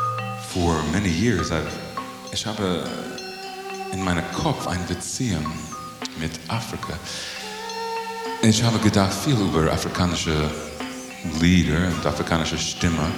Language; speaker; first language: German; non-native, learner; English